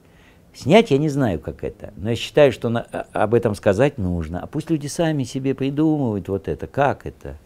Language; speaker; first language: Russian; native; Russian